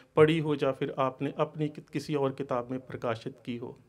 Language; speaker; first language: Hindi; non-native, local second language; Punjabi